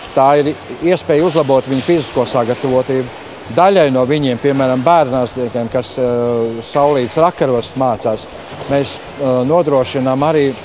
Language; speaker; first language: Latvian; native; Latvian